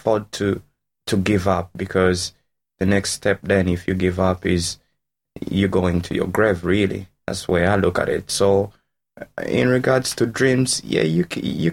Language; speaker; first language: English; non-native, local second language; Ganda